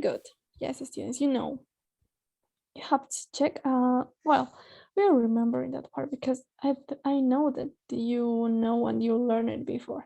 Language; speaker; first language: English; non-native, fluent; Spanish